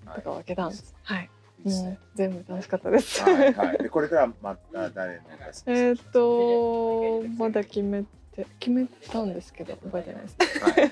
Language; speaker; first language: Japanese; non-native, fluent; Russian